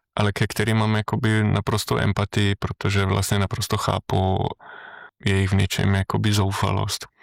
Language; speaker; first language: Czech; non-native, fluent; Slovenian